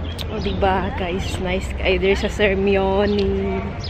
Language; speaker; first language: English; non-native, local second language; Cebuano